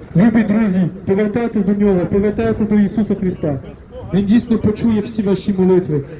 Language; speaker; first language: Ukrainian; non-native, fluent; French